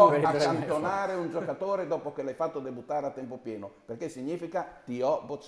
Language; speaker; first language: Italian; native; Italian